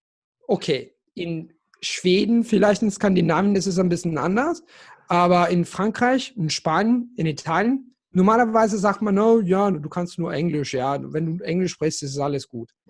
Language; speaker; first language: German; non-native, fluent; Italian